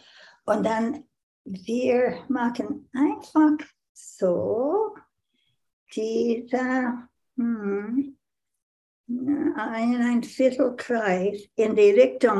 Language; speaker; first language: German; non-native, learner; English